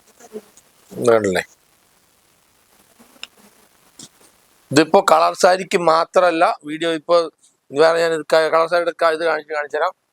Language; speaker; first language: Malayalam; native; Malayalam